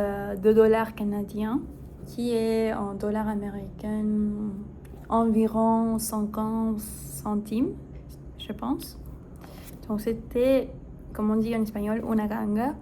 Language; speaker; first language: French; non-native, fluent; Spanish